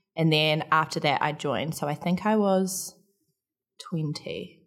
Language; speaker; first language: English; native; English